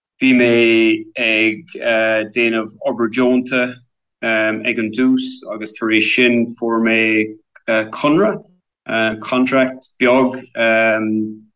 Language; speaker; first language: Irish; non-native, local second language; English